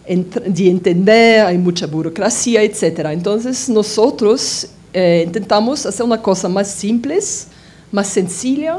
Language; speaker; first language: Spanish; non-native, fluent; French